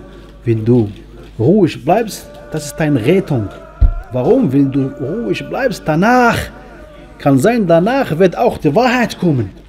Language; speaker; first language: German; non-native, fluent; Arabic